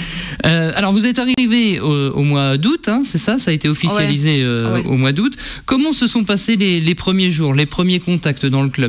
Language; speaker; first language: French; native; French